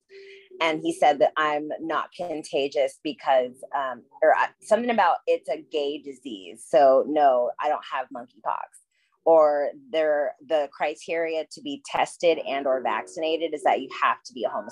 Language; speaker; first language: English; native; English